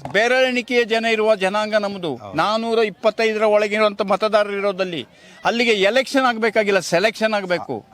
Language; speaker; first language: Kannada; non-native, local second language; Kodava